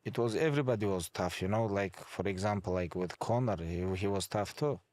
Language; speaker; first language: English; non-native, fluent; Avaric